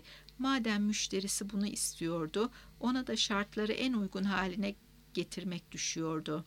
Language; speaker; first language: Turkish; native; Turkish